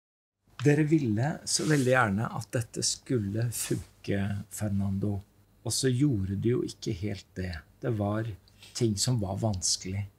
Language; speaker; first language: Norwegian; native; Norwegian